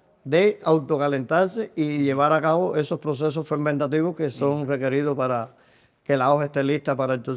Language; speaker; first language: Spanish; native; Spanish